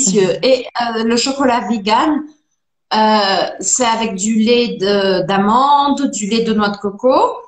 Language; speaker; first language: French; non-native, fluent; Portuguese